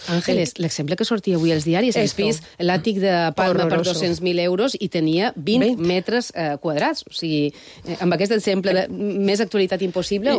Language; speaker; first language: Catalan; native; Catalan